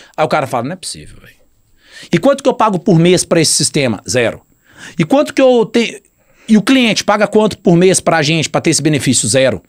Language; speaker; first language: Portuguese; native; Portuguese